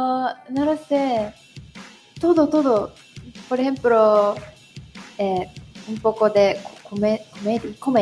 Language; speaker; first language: Spanish; non-native, learner; Japanese